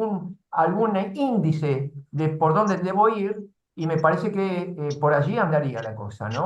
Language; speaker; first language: Spanish; native; Spanish